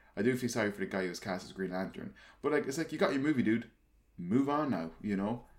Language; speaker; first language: English; native; English